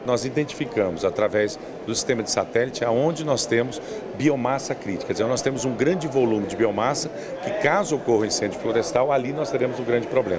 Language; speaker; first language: Portuguese; native; Portuguese